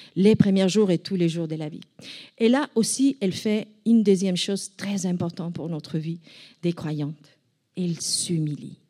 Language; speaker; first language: French; non-native, fluent; Spanish